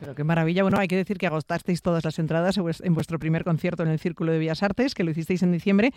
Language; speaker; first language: Spanish; native; Spanish